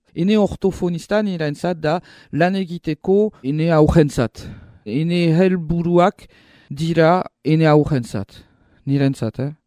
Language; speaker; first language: Basque; non-native, local second language; French